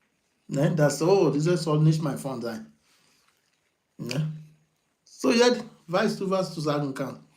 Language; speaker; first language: German; non-native, learner; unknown